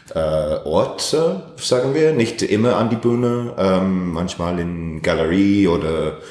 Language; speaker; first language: German; non-native, learner; English